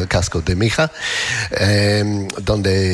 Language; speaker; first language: Spanish; non-native, learner; English